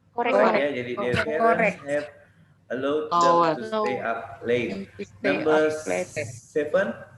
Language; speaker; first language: English; non-native, fluent; Indonesian